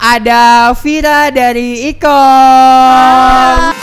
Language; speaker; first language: Indonesian; native; Indonesian